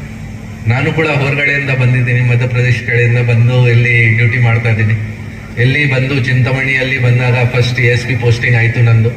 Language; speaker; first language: Kannada; non-native, fluent; Hindi